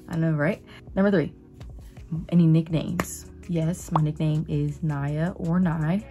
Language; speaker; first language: English; native; English